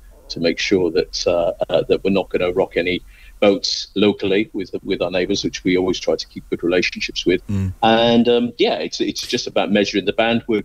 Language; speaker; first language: English; native; English